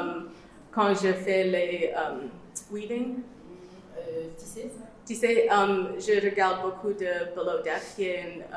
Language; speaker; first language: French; non-native, learner; English